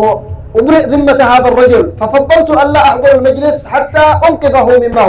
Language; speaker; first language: Arabic; native; Arabic